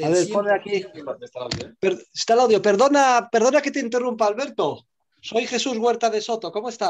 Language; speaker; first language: Spanish; native; Spanish